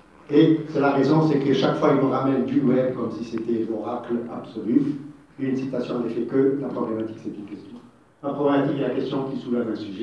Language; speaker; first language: French; non-native, local second language; Arabic